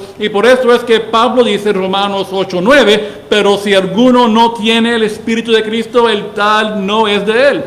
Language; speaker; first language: Spanish; early bilingual, heritage; Spanish